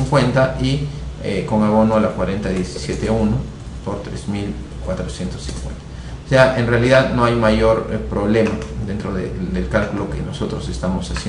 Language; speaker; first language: Spanish; native; Spanish